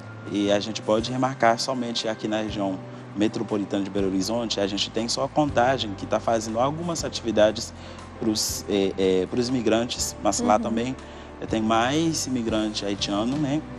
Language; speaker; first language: Portuguese; non-native, fluent; Haitian Creole